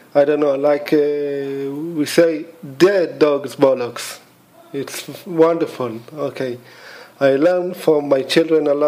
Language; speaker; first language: English; non-native, fluent; Hebrew